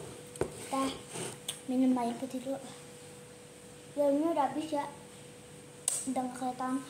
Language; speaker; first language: Indonesian; native; Indonesian